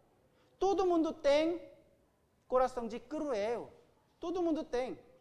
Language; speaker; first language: Portuguese; non-native, learner; Korean